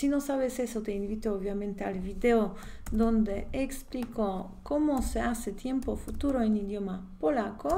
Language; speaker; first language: Spanish; non-native, fluent; Polish